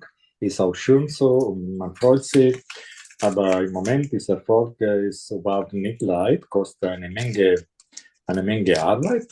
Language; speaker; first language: German; non-native, fluent; Italian